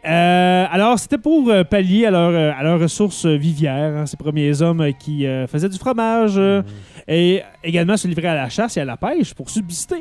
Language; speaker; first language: French; native; French